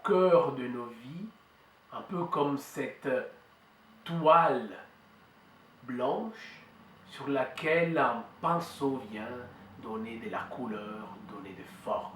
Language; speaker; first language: French; native; French